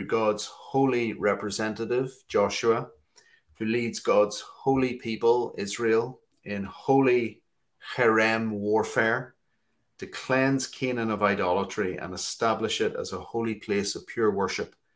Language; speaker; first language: English; native; English